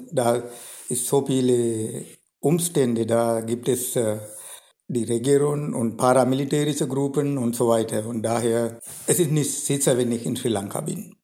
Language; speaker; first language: German; non-native, fluent; Sinhala